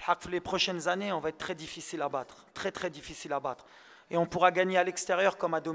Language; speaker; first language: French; early bilingual, other home language; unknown